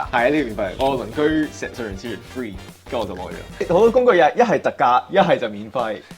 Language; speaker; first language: Cantonese; early bilingual, heritage; Cantonese